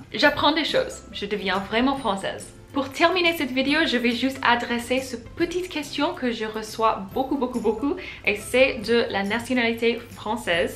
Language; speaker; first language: French; non-native, fluent; English